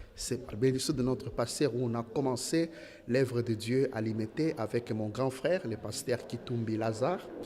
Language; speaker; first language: French; non-native, local second language; Lingala